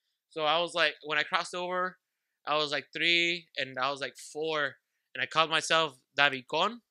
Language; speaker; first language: English; early bilingual, other home language; Spanish